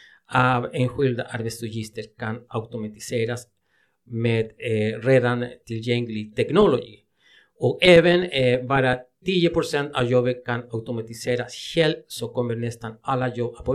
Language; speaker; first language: Swedish; non-native, fluent; Spanish